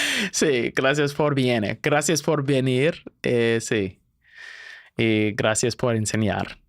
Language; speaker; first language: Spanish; non-native, learner; English